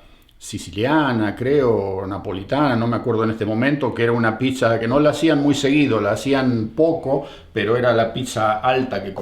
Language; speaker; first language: Spanish; native; Spanish